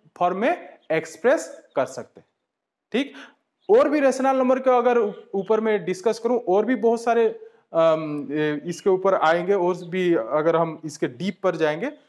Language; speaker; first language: Hindi; non-native, local second language; Bangla